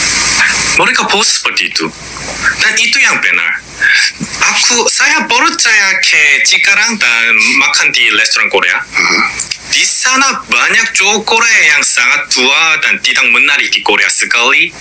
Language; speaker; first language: Indonesian; non-native, fluent; Korean